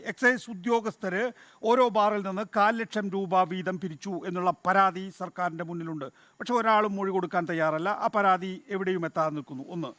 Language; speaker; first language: Malayalam; native; Malayalam